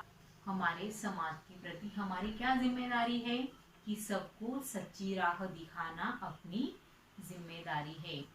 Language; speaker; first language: Hindi; non-native, local second language; Marathi